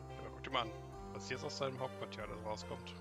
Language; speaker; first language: German; native; German